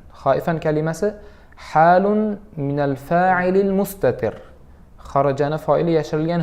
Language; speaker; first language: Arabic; non-native, fluent; Uzbek